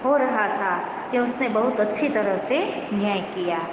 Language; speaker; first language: Hindi; non-native, local second language; Gujarati